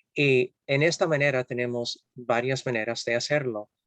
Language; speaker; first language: Spanish; non-native, fluent; English